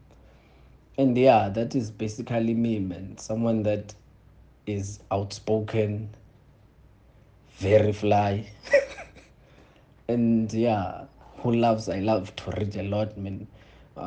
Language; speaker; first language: English; non-native, local second language; Xhosa